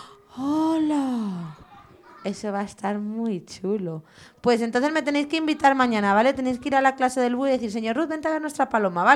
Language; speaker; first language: Spanish; native; Spanish